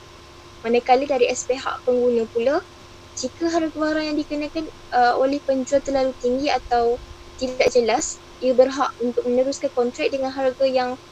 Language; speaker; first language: Malay; native; Malay